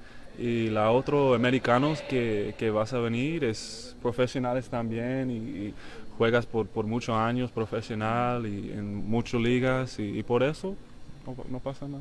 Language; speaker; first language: Spanish; non-native, learner; English